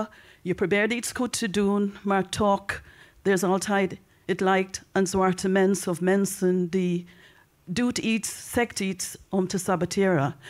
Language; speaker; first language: Dutch; non-native, learner; English